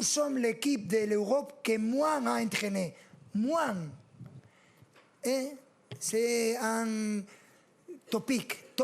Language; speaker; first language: French; non-native, fluent; Spanish